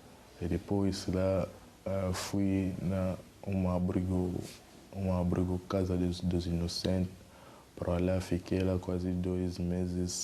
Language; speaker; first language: Portuguese; non-native, learner; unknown